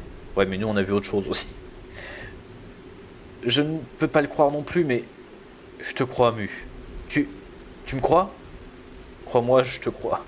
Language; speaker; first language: French; native; French